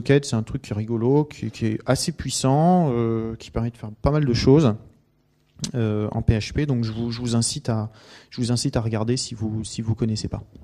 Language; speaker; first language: French; native; French